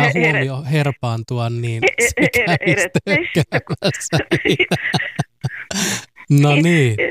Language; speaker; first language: Finnish; native; Finnish